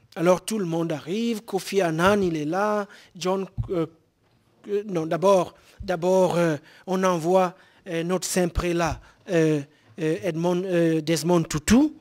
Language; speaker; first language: French; non-native, local second language; Basaa